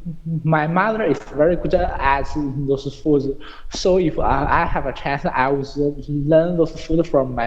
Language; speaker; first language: English; non-native, learner; Chinese